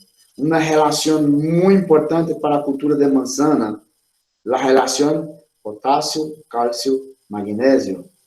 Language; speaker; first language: Spanish; non-native, fluent; Portuguese